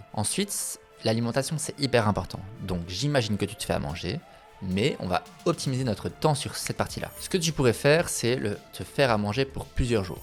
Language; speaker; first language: French; native; French